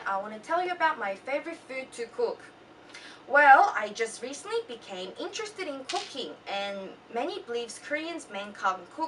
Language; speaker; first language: English; early bilingual, other home language; Korean